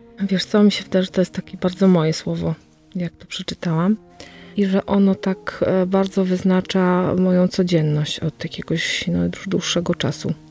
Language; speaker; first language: Polish; native; Polish